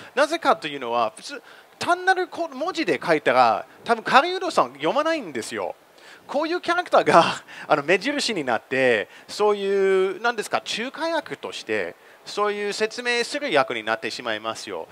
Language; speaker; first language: Japanese; non-native, fluent; English